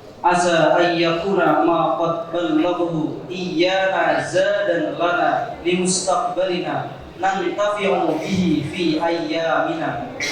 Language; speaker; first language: Arabic; non-native, fluent; Indonesian